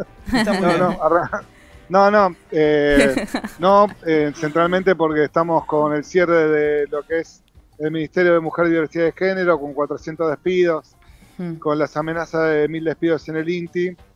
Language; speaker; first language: Spanish; native; Spanish